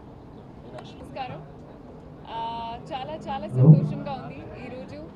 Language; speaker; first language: Telugu; non-native, learner; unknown